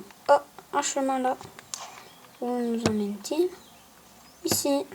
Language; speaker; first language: French; native; French